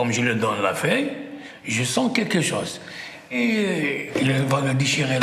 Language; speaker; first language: French; non-native, local second language; Arabic